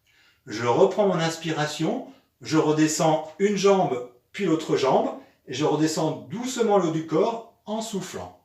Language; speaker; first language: French; native; French